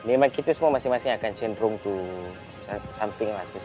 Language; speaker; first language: Malay; native; Malay